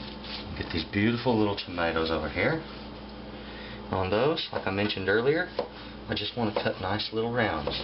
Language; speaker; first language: English; native; English